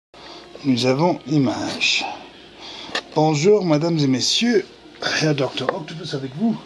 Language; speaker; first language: French; non-native, fluent; Spanish